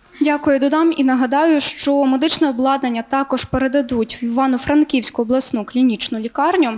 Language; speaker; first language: Ukrainian; native; Ukrainian